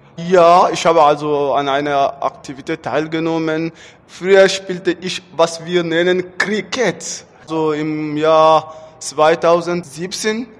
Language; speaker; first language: German; non-native, learner; Bambara